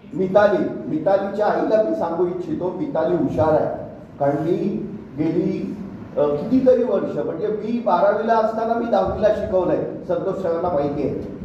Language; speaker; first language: Marathi; native; Marathi